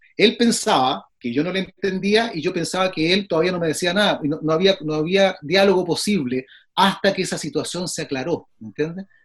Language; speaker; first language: Spanish; native; Spanish